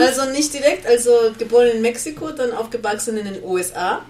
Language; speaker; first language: German; non-native, learner; Spanish